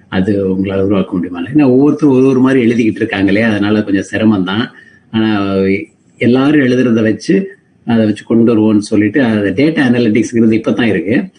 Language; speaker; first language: Tamil; native; Tamil